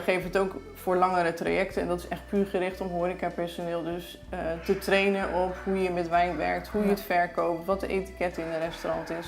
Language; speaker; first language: Dutch; native; Dutch